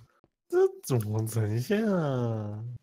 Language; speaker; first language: Chinese; native; Chinese